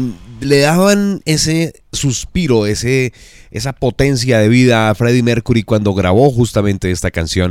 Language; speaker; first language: Spanish; native; Spanish